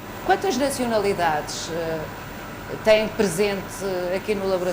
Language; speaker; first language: Portuguese; native; Portuguese